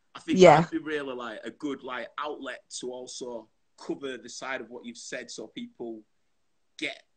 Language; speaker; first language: English; native; English